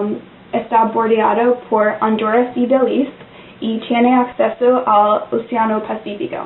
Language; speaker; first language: Spanish; non-native, learner; English